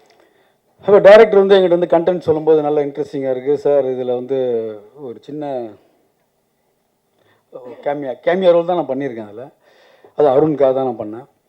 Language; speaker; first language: Tamil; native; Tamil